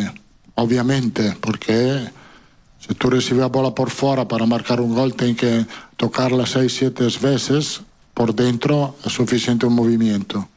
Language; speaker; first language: Portuguese; non-native, learner; Italian